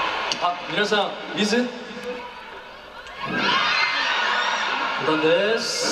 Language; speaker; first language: Japanese; non-native, learner; Korean